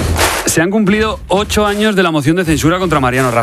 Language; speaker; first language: Spanish; native; Spanish